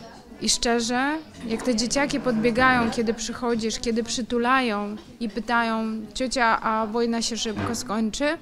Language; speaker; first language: Polish; non-native, fluent; Ukrainian